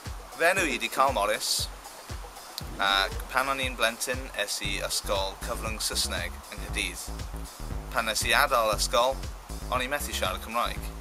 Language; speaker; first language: Welsh; non-native, local second language; English